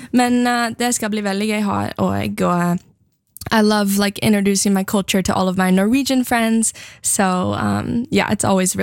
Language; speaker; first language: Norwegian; non-native, learner; English